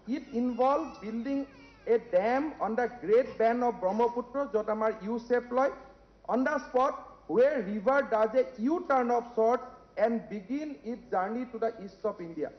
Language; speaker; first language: English; non-native, local second language; Assamese